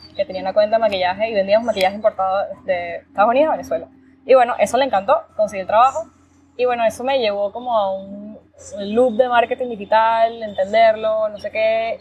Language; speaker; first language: Spanish; native; Spanish